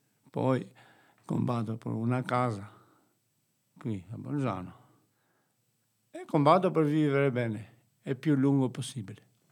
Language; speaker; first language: Italian; non-native, fluent; Albanian